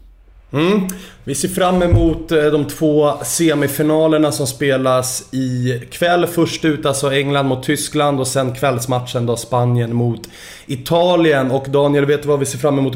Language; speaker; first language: Swedish; native; Swedish